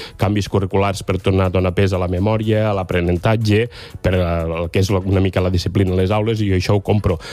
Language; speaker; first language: Catalan; native; Catalan